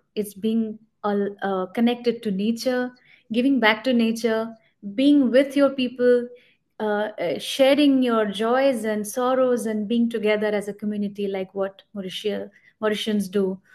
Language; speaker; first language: English; non-native, local second language; Bangla